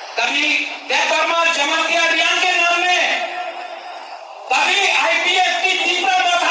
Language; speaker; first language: Hindi; non-native, local second language; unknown